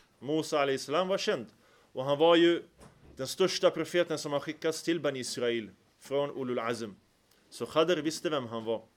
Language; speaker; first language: Swedish; early bilingual, other home language; Arabic